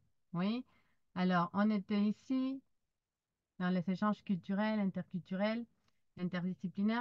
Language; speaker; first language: French; non-native, fluent; Spanish